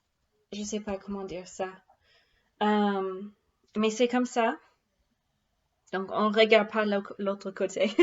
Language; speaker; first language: French; non-native, fluent; English